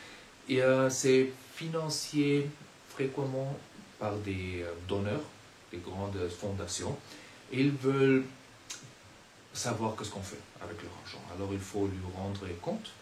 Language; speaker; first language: French; non-native, fluent; German